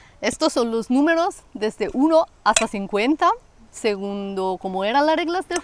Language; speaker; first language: Spanish; non-native, fluent; Italian